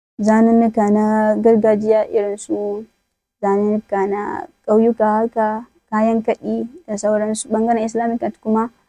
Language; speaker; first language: Hausa; native; Hausa